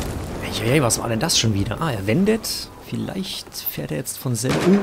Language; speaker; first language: German; native; German